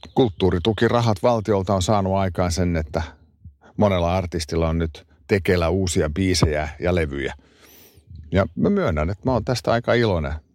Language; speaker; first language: Finnish; non-native, local second language; Swedish